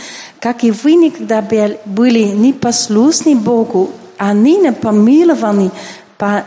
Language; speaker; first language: Russian; non-native, learner; Dutch